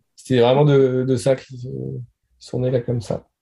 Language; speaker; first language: French; native; French